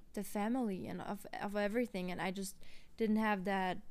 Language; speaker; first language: English; non-native, fluent; German